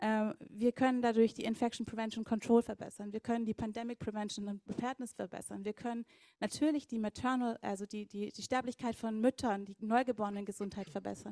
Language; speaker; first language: German; native; German